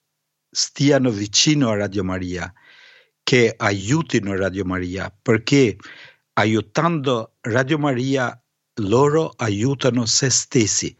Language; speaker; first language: Italian; non-native, fluent; Albanian